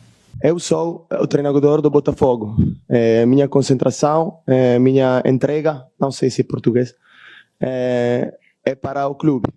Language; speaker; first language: Portuguese; non-native, learner; Italian